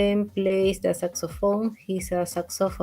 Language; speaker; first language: English; non-native, learner; Spanish